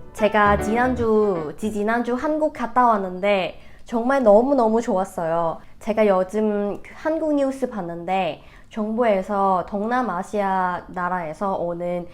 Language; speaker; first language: Korean; non-native, fluent; Cantonese